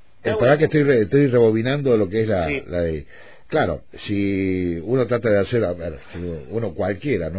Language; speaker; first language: Spanish; native; Spanish